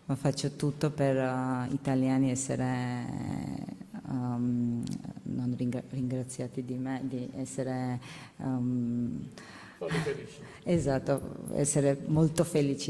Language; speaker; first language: Italian; non-native, learner; Georgian